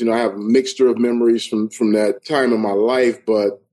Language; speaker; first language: English; native; English